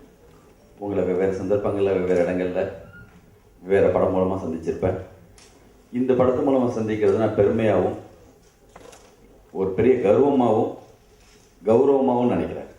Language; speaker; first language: Tamil; native; Tamil